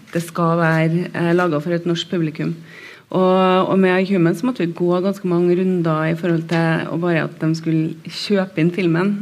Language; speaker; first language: Norwegian; native; Norwegian